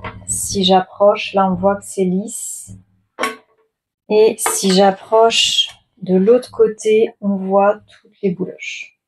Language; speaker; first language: French; native; French